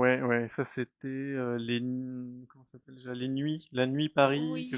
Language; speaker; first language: French; native; French